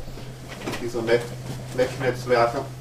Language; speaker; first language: German; native; German